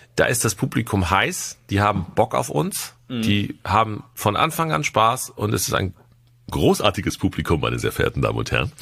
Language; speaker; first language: German; native; German